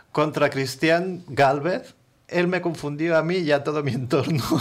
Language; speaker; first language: Spanish; non-native, local second language; Catalan